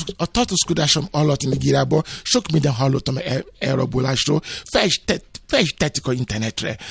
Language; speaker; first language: Hungarian; non-native, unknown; Yoruba